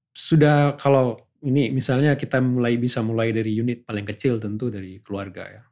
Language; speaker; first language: Indonesian; non-native, local second language; Achinese